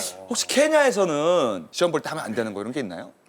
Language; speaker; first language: Korean; native; Korean